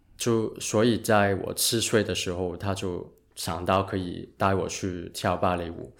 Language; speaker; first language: Chinese; non-native, local second language; Cantonese